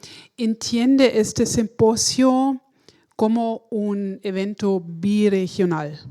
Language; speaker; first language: Spanish; non-native, learner; German